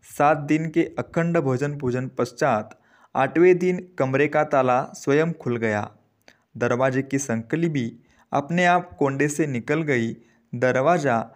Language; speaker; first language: Hindi; non-native, local second language; Marathi